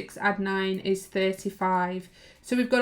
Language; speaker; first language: English; native; English